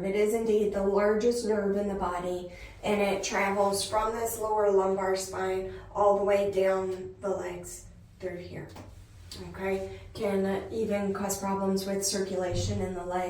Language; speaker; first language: English; native; English